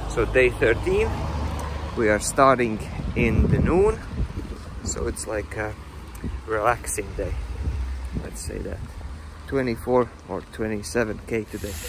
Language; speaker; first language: English; non-native, fluent; Latvian